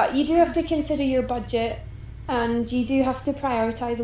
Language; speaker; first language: English; native; English